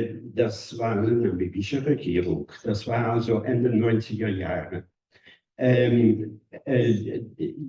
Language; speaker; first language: German; non-native, fluent; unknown